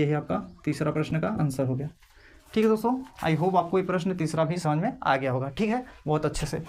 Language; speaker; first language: Hindi; native; Hindi